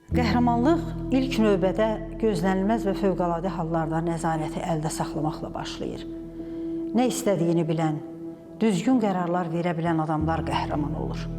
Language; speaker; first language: Azerbaijani; native; Azerbaijani